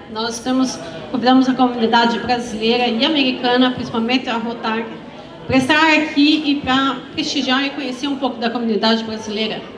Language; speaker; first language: Portuguese; native; Portuguese